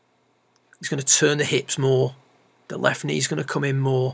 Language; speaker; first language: English; native; English